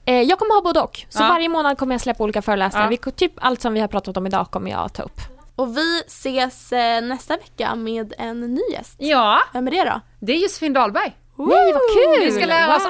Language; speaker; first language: Swedish; native; Swedish